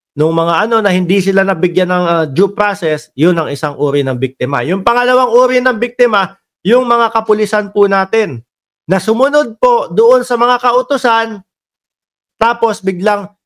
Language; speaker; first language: Filipino; native; Filipino